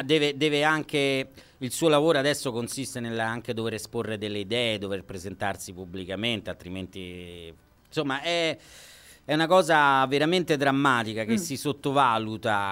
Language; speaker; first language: Italian; native; Italian